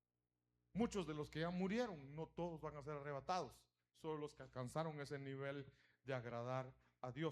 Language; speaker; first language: Spanish; native; Spanish